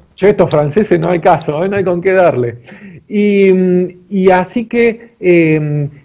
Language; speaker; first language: Spanish; native; Spanish